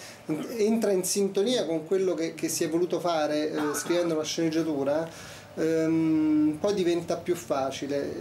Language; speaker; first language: Italian; native; Italian